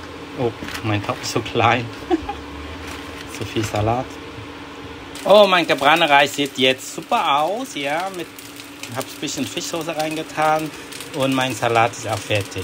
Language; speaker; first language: German; non-native, learner; Vietnamese